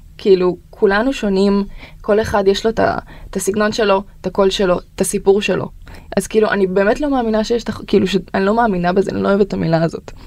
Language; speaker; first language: Hebrew; early bilingual, other home language; Russian